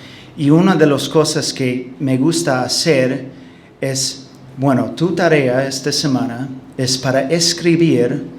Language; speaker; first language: Spanish; non-native, fluent; English